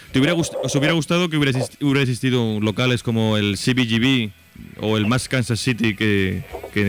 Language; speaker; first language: Spanish; native; Spanish